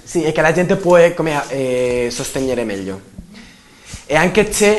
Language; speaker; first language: Italian; non-native, learner; Spanish